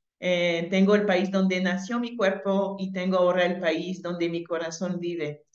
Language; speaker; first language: Spanish; non-native, fluent; French